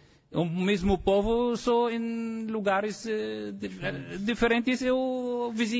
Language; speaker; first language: Portuguese; non-native, fluent; Arabic